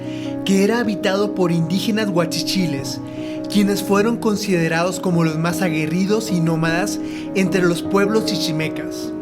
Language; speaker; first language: Spanish; native; Spanish